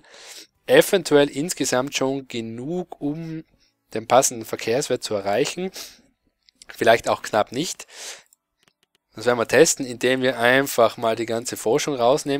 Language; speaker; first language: German; native; German